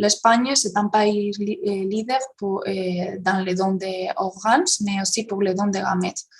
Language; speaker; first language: French; non-native, fluent; Spanish